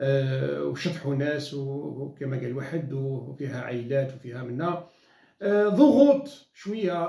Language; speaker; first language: Arabic; native; Arabic